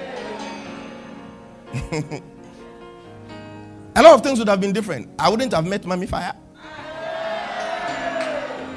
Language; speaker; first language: English; non-native, local second language; Akan